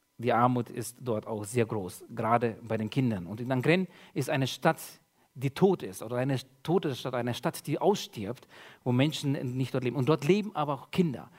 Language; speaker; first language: German; early bilingual, other home language; Russian